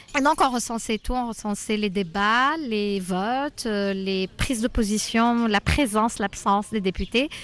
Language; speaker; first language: French; non-native, local second language; Arabic